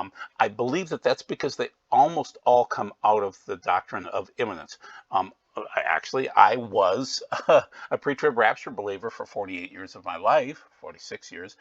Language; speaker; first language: English; native; English